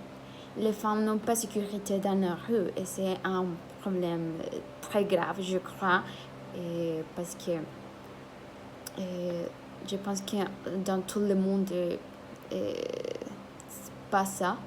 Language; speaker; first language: French; non-native, learner; Spanish